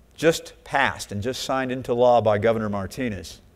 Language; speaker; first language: English; native; English